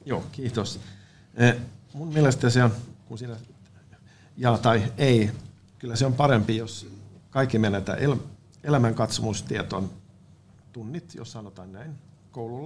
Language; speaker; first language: Finnish; non-native, learner; Swedish